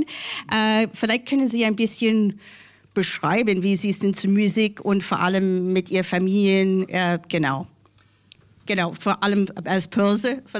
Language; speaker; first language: German; non-native, fluent; English